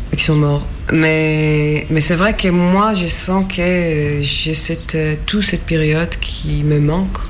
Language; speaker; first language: French; non-native, fluent; Hebrew